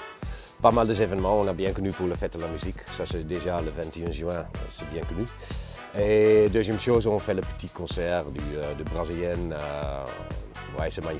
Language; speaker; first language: French; non-native, learner; Dutch